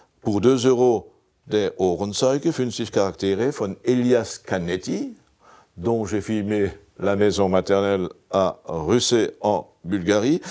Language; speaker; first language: French; non-native, local second language; Swiss German